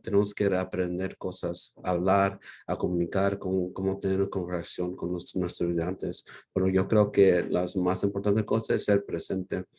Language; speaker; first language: Spanish; early bilingual, heritage; Spanish